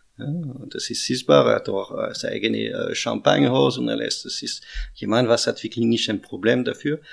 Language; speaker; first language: German; non-native, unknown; French